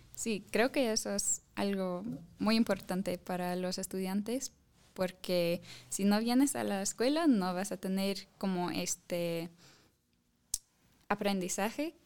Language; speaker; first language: Spanish; non-native, fluent; English